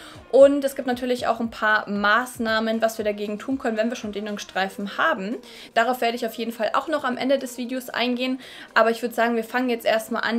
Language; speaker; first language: German; native; German